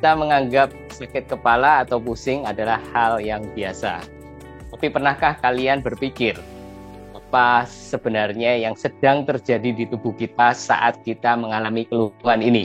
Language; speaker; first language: Indonesian; native; Indonesian